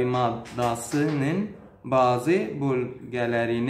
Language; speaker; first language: Turkish; non-native, learner; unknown